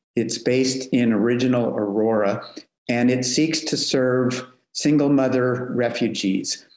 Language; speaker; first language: English; native; English